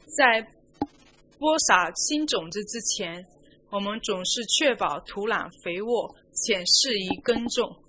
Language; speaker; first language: Chinese; native; Chinese